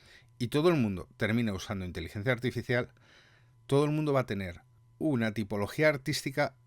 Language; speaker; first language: Spanish; native; Spanish